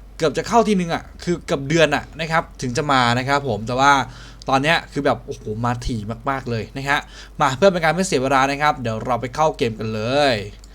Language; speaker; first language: Thai; native; Thai